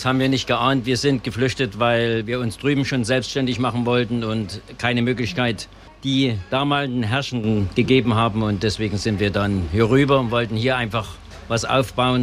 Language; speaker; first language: German; native; German